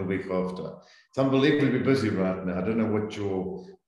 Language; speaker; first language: English; native; English